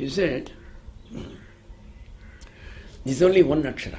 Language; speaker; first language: English; non-native, local second language; Tamil